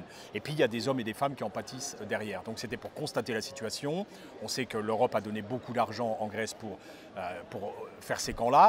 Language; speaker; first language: French; native; French